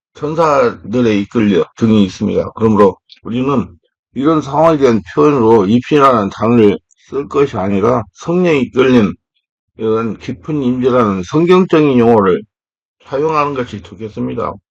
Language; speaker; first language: Korean; native; Korean